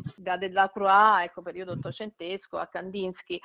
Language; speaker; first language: Italian; native; Italian